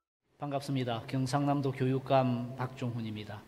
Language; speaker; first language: Korean; native; Korean